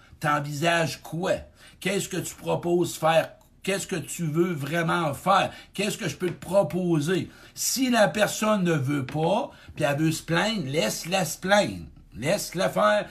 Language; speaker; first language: French; native; French